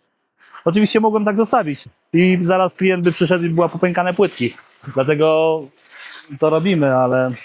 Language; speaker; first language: Polish; native; Polish